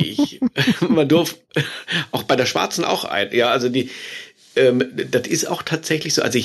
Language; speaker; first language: German; native; German